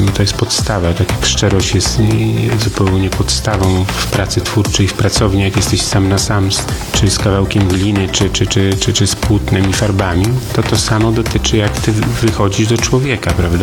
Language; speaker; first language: Polish; native; Polish